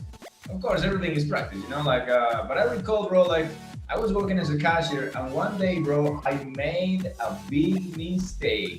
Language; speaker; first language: English; non-native, fluent; Spanish